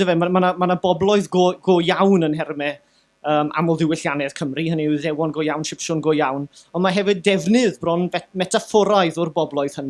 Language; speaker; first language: Welsh; native; Welsh